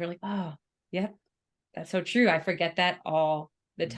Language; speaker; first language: English; native; English